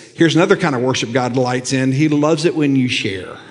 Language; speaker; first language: English; native; English